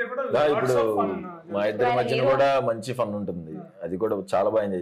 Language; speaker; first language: Telugu; native; Telugu